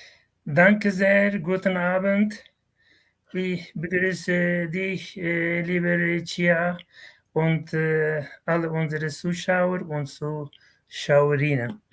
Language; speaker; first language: German; non-native, fluent; Kurdish